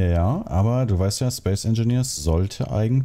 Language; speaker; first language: German; native; German